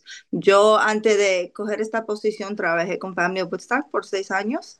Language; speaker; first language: Spanish; early bilingual, other home language; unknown